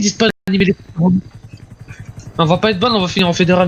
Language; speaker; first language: French; native; French